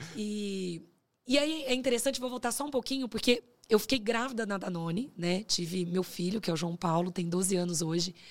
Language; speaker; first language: Portuguese; native; Portuguese